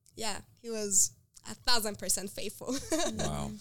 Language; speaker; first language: English; non-native, local second language; Kinyarwanda